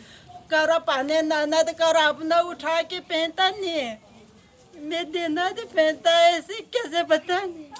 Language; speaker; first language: Hindi; non-native, learner; Tibetan